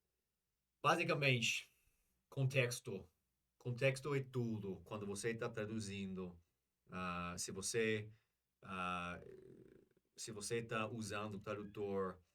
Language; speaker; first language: Portuguese; non-native, learner; English